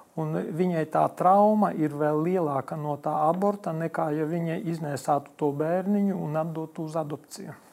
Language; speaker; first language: Latvian; non-native, local second language; Polish